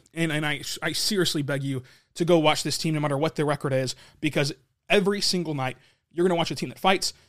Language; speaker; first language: English; native; English